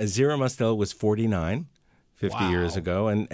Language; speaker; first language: English; early bilingual, other home language; Spanish